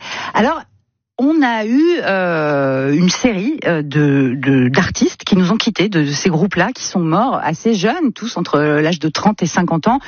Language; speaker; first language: French; native; French